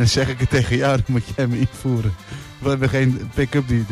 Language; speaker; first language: Dutch; native; Dutch